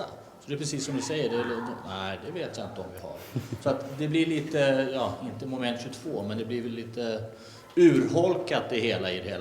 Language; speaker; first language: Swedish; native; Swedish